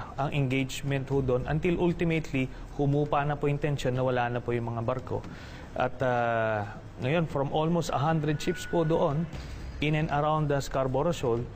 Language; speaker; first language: Filipino; native; Filipino